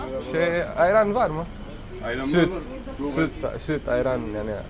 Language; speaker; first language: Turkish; non-native, learner; Arabic